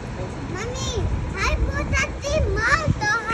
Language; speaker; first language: Swedish; early bilingual, other home language; Mongolian